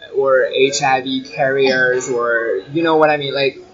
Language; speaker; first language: English; non-native, fluent; Chinese